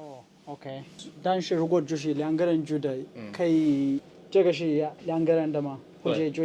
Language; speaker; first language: Chinese; non-native, fluent; Amharic